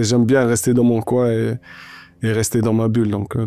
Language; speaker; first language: French; non-native, local second language; Arabic